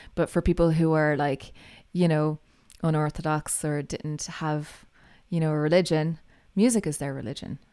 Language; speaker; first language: English; native; English